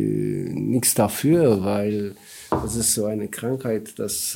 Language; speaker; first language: German; non-native, learner; Polish